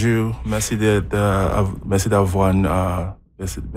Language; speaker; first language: French; non-native, learner; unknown